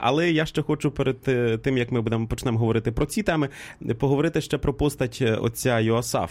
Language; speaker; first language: Ukrainian; native; Ukrainian